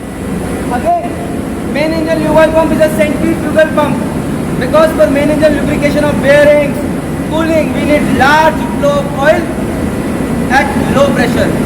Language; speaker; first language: English; non-native, local second language; Hindi